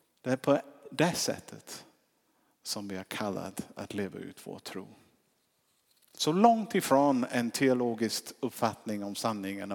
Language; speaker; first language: Swedish; non-native, fluent; English